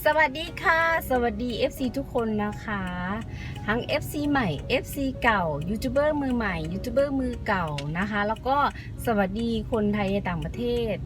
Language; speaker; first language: Thai; native; Thai